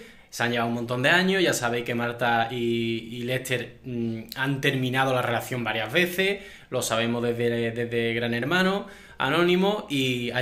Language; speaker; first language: Spanish; native; Spanish